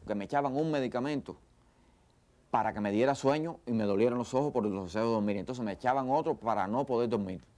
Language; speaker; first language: Spanish; native; Spanish